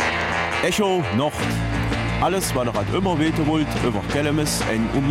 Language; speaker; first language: German; native; German